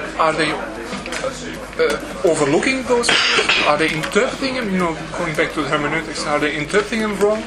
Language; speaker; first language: English; non-native, fluent; Dutch